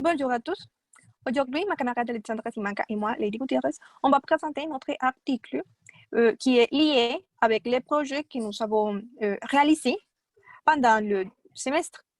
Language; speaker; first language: French; non-native, fluent; Spanish